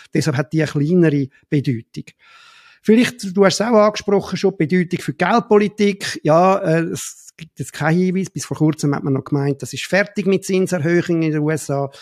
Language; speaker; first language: German; native; German